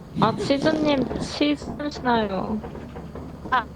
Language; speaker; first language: Korean; native; Korean